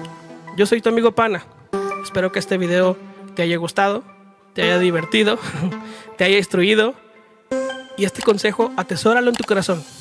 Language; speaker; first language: Spanish; native; Spanish